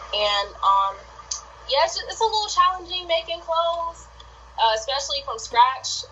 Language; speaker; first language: English; native; English